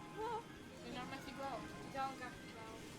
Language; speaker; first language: Welsh; non-native, local second language; English